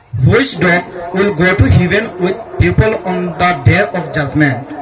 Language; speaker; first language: English; non-native, local second language; Bangla